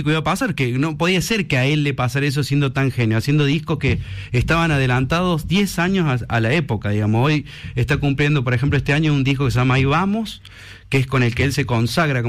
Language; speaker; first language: Spanish; native; Spanish